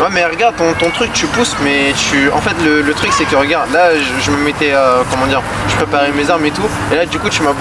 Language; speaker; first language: French; native; French